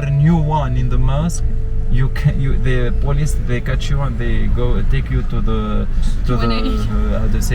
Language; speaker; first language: English; non-native, learner; Arabic